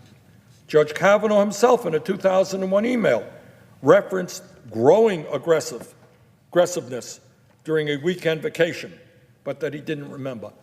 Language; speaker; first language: English; native; English